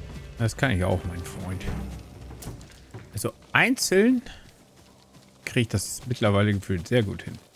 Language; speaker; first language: German; native; German